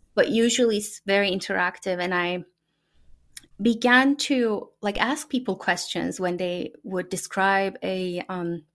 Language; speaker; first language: English; non-native, fluent; Turkish